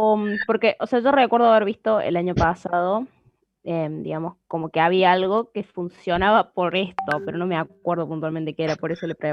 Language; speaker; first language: Spanish; native; Spanish